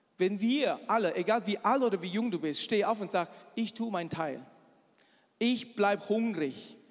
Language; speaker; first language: German; non-native, fluent; Chinese